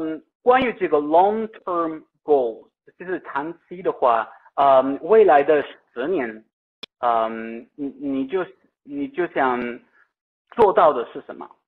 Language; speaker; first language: Chinese; non-native, fluent; Italian